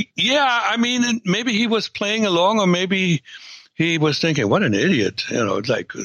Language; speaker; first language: English; non-native, fluent; German